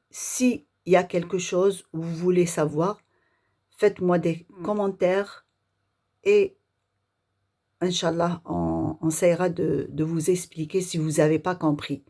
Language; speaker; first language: French; non-native, local second language; Arabic